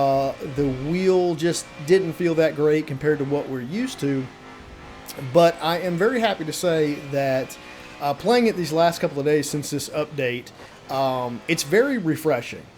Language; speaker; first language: English; native; English